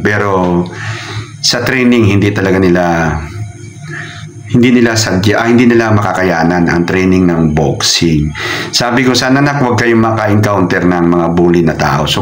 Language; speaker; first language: Filipino; non-native, local second language; Cebuano